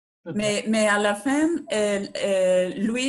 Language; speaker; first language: French; non-native, learner; Spanish